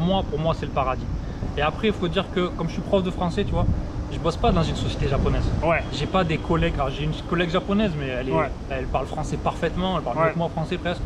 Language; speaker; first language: French; native; French